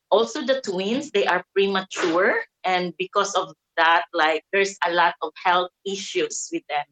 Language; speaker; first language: English; non-native, local second language; Cebuano